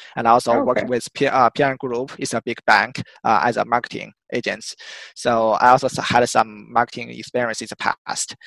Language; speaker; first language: English; non-native, fluent; Chinese